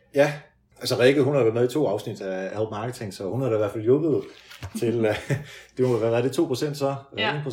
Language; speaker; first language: Danish; early bilingual, other home language; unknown